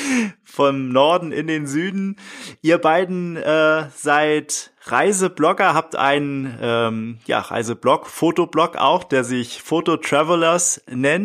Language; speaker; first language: German; native; German